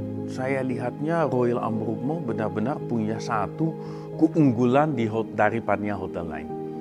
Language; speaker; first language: Indonesian; non-native, fluent; Dutch